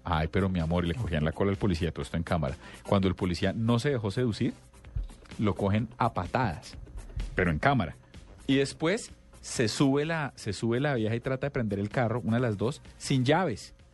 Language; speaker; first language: Spanish; native; Spanish